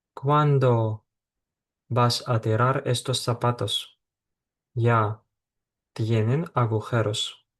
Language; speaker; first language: Spanish; non-native, fluent; Ukrainian